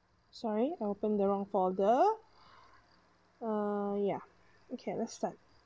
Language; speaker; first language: English; non-native, local second language; Chinese